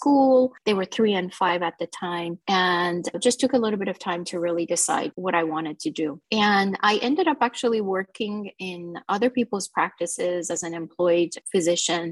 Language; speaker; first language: English; non-native, fluent; Persian